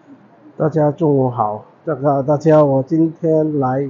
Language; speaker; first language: Chinese; non-native, fluent; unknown